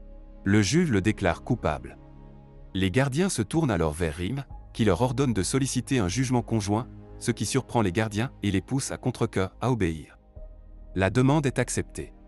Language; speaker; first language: French; native; French